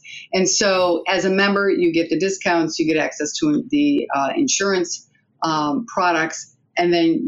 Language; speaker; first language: English; native; English